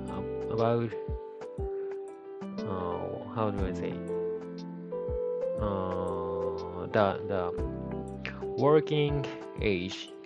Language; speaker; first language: English; non-native, learner; Japanese